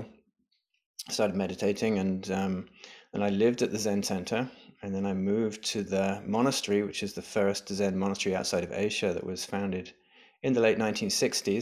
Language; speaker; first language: English; native; English